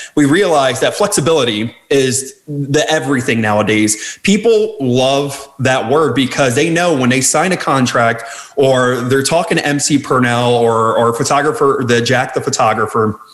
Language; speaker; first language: English; native; English